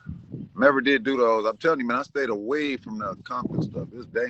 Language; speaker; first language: English; native; English